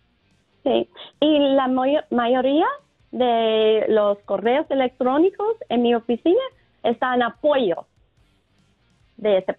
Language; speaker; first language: Spanish; non-native, fluent; English